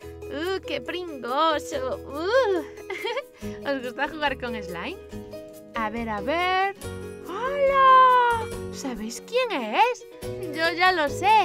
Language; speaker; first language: Spanish; native; Spanish